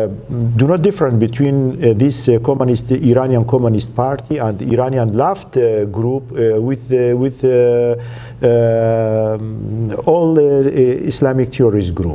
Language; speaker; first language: English; non-native, learner; Central Kurdish